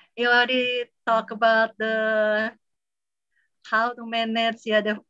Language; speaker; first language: English; non-native, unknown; Indonesian